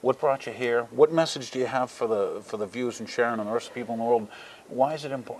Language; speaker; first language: English; native; English